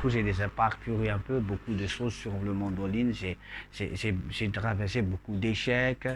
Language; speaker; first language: French; non-native, local second language; Malagasy